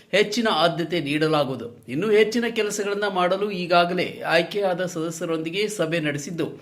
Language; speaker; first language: Kannada; native; Kannada